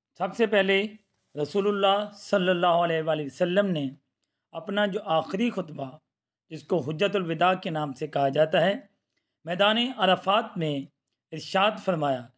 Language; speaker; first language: Urdu; native; Urdu